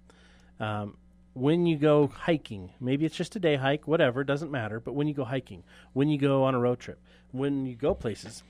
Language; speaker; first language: English; native; English